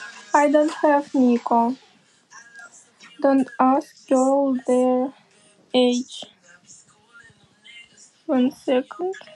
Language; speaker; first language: English; non-native, learner; Russian